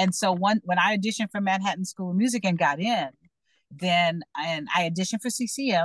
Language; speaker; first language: English; native; English